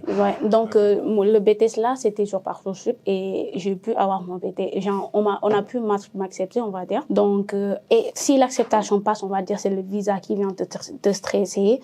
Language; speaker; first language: French; non-native, local second language; Wolof